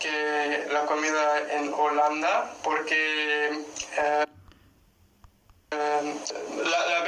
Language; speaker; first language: Spanish; non-native, learner; English